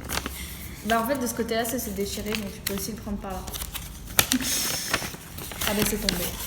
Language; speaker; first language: French; native; French